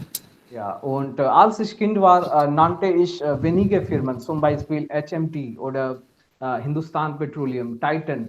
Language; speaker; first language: German; non-native, fluent; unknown